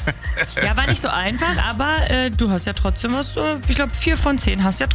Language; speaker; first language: German; native; German